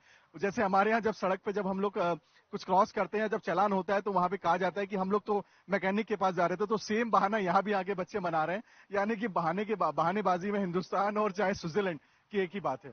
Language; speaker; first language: Hindi; native; Hindi